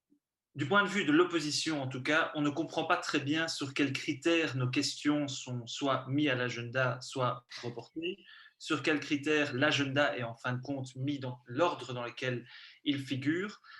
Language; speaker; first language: French; native; French